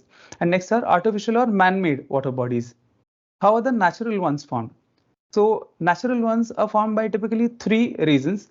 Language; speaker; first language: English; non-native, local second language; Marathi